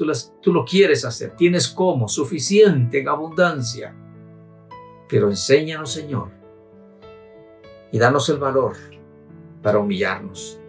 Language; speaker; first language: Spanish; native; Spanish